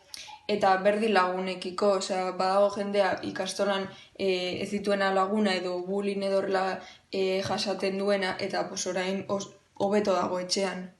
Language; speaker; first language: Basque; non-native, local second language; Spanish